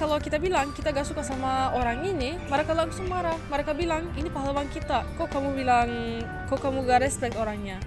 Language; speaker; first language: Indonesian; non-native, fluent; Turkish